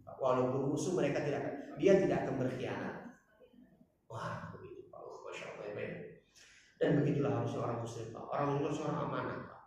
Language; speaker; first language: Indonesian; non-native, local second language; Batak Toba